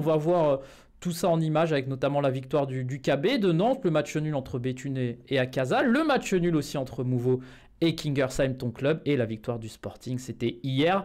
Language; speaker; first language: French; native; French